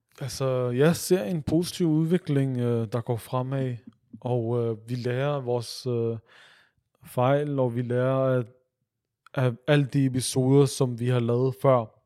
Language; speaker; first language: Danish; early bilingual, other home language; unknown